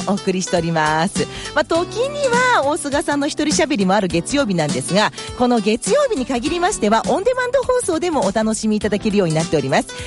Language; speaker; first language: Japanese; native; Japanese